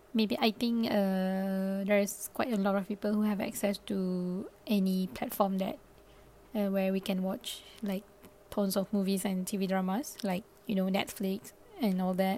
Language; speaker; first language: English; non-native, local second language; Malay